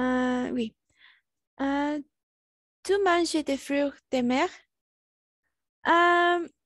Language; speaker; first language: French; non-native, learner; Spanish